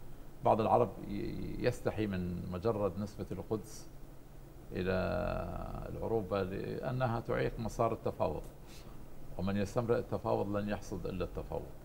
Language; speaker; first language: Arabic; native; Arabic